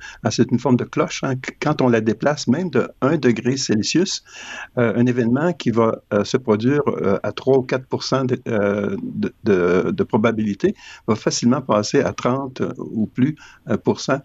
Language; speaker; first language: French; native; French